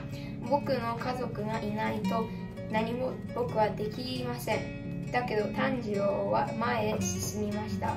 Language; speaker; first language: Japanese; early bilingual, heritage; Japanese